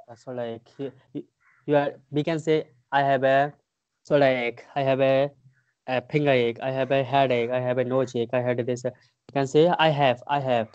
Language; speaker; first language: English; non-native, fluent; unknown